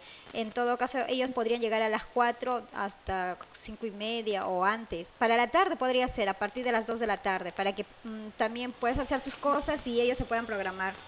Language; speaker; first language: Spanish; native; Spanish